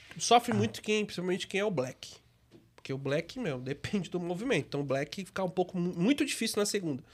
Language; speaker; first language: Portuguese; native; Portuguese